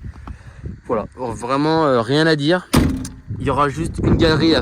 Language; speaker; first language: French; native; French